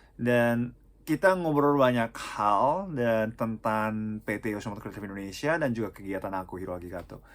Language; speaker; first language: Indonesian; non-native, fluent; Japanese